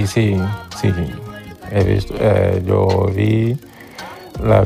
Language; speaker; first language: Spanish; non-native, learner; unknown